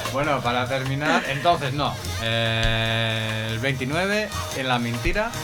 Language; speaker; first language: Spanish; non-native, fluent; English